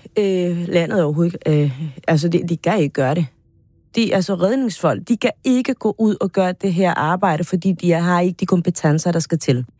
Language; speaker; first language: Danish; non-native, fluent; Spanish